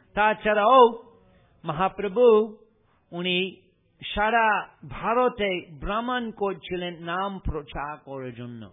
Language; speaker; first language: Bangla; non-native, fluent; English